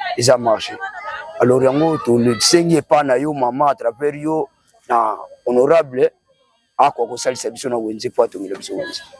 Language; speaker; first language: Lingala; non-native, local second language; Kituba (Democratic Republic of Congo)